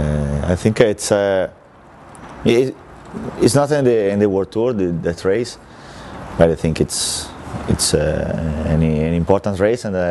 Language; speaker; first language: English; non-native, learner; Italian